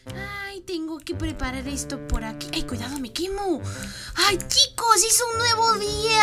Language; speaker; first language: Spanish; native; Spanish